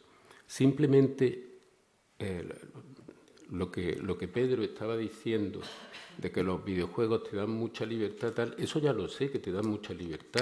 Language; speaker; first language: Spanish; native; Spanish